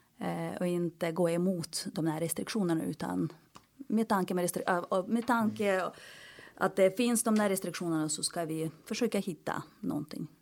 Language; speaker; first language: Swedish; non-native, fluent; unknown